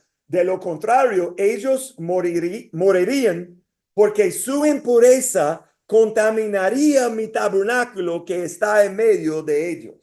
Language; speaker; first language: Spanish; non-native, fluent; English